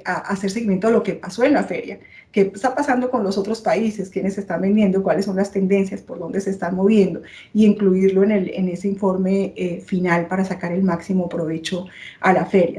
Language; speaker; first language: Spanish; native; Spanish